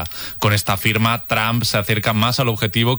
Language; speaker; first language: Spanish; native; Spanish